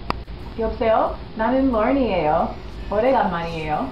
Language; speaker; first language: Korean; non-native, learner; English